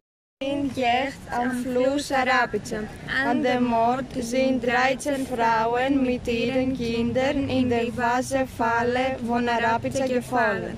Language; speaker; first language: German; non-native, learner; Greek